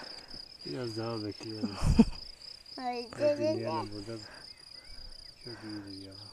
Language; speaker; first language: Turkish; non-native, fluent; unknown